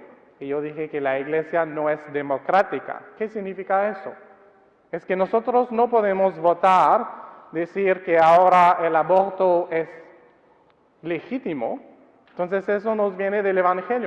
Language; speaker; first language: Spanish; non-native, fluent; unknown